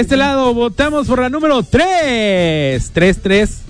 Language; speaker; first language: Spanish; native; Spanish